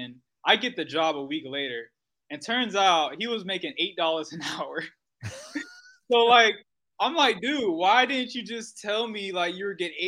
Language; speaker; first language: English; native; English